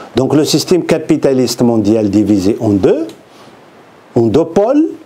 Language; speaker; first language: French; non-native, local second language; Arabic